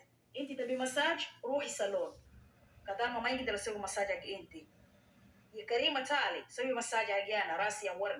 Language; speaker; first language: Arabic; non-native, learner; Amharic